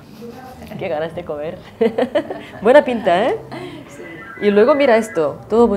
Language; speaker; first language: Spanish; non-native, fluent; Korean